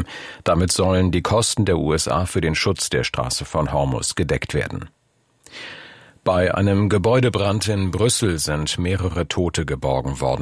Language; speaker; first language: German; native; German